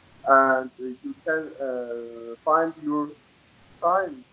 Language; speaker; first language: English; non-native, learner; Persian